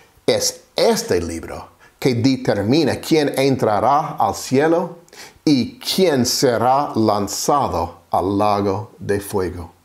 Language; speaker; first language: Spanish; non-native, fluent; English